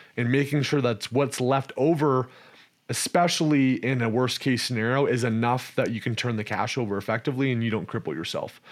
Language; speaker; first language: English; native; English